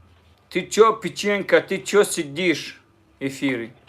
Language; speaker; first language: Russian; non-native, learner; Tajik